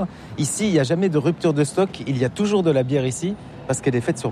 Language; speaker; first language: French; native; French